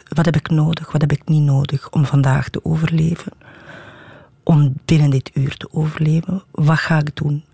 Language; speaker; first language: Dutch; native; Dutch